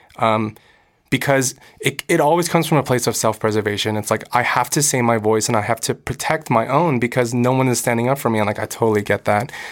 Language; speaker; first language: English; early bilingual, other home language; Korean